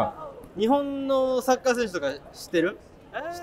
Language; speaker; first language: Japanese; native; Japanese